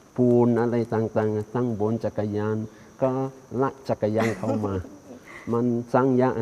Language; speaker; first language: Thai; non-native, fluent; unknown